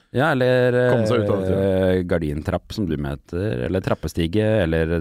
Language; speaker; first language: Norwegian; native; Norwegian